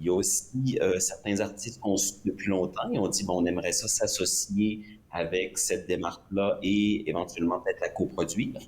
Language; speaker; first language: French; native; French